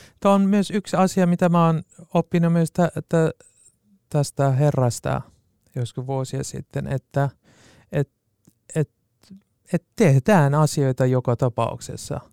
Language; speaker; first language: Finnish; non-native, fluent; Kurdish